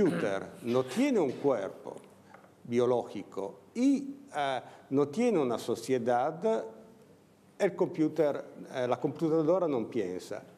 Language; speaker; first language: Spanish; non-native, learner; Italian